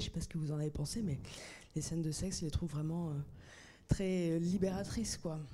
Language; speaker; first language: French; native; French